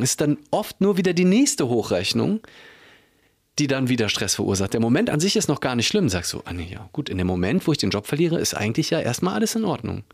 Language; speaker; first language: German; native; German